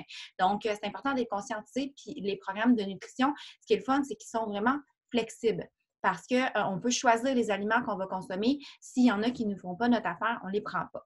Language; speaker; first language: French; native; French